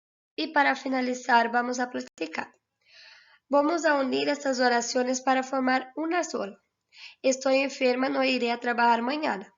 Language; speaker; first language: Spanish; non-native, fluent; Portuguese